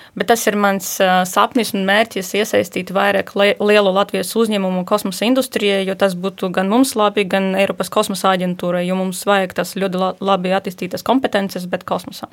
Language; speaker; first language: Latvian; non-native, fluent; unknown